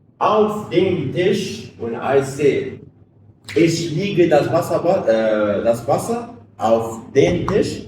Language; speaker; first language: German; non-native, fluent; Arabic